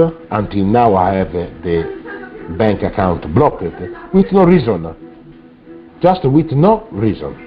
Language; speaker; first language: English; non-native, learner; Italian